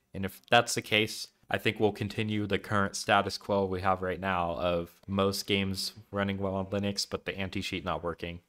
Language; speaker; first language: English; native; English